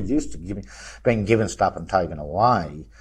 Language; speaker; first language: English; native; English